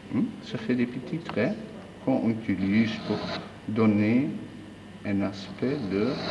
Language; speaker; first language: French; non-native, fluent; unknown